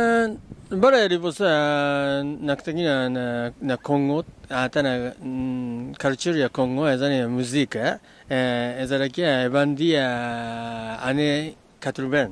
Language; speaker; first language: Lingala; non-native, fluent; Japanese